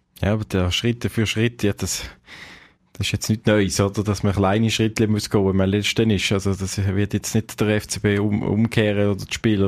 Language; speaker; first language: German; native; German